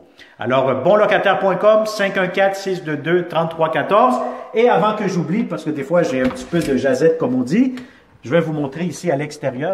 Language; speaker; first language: French; native; French